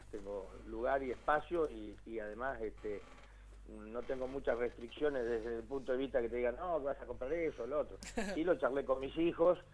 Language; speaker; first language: Spanish; native; Spanish